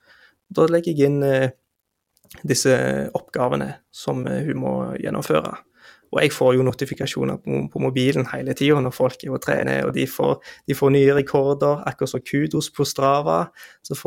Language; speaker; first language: Norwegian; native; Norwegian